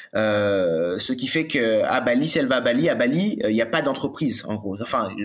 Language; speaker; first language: French; native; French